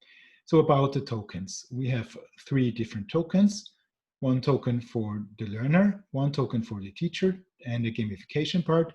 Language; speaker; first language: English; non-native, fluent; German